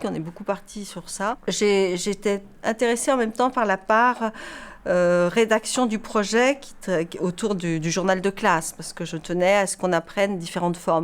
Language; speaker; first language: French; native; French